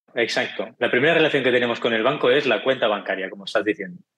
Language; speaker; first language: Spanish; native; Spanish